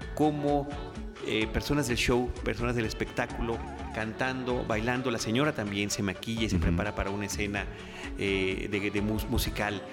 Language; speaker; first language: Spanish; native; Spanish